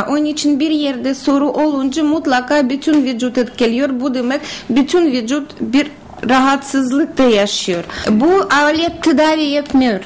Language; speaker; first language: Turkish; non-native, learner; Russian